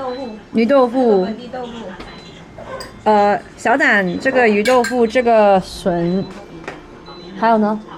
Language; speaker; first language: Chinese; early bilingual, heritage; Chinese